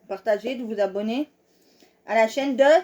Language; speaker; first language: French; native; French